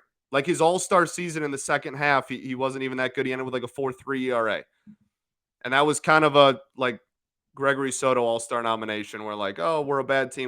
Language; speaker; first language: English; native; English